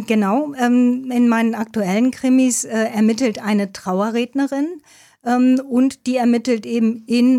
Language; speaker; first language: German; native; German